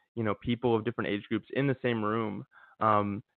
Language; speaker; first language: English; native; English